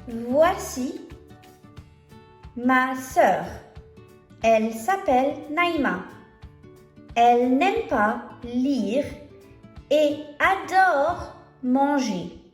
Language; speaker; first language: French; non-native, fluent; English